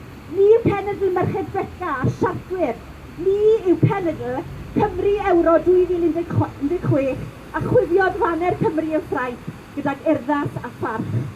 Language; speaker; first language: Welsh; native; Welsh